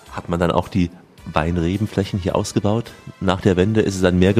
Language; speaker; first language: German; native; German